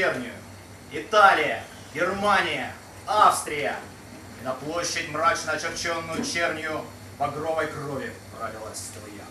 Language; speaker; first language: Russian; native; Russian